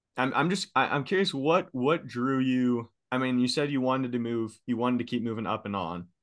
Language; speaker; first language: English; native; English